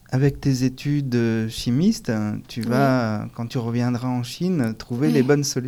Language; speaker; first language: French; native; French